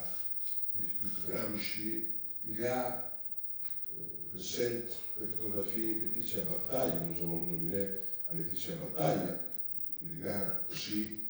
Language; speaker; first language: French; non-native, learner; Italian